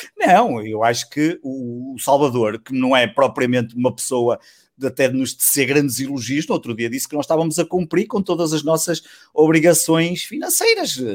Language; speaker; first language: Portuguese; native; Portuguese